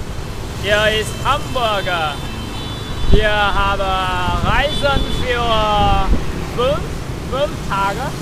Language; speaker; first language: German; non-native, learner; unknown